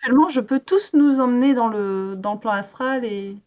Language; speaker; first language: French; native; French